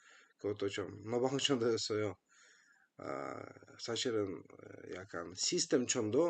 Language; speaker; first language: Korean; non-native, fluent; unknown